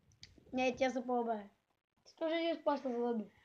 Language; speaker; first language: Bulgarian; native; Bulgarian